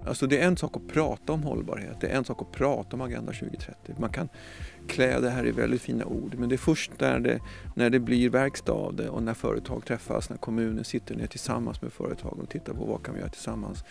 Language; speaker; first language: Swedish; native; Swedish